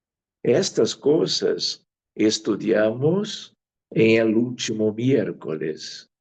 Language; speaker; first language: Spanish; non-native, fluent; Portuguese